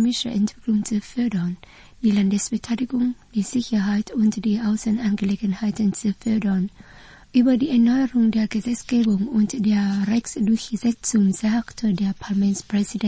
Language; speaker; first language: German; non-native, fluent; Vietnamese